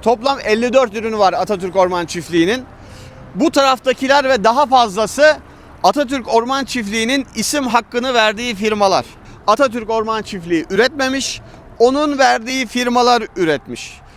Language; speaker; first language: Turkish; native; Turkish